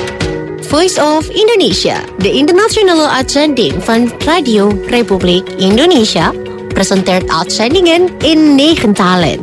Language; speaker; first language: Dutch; non-native, fluent; Indonesian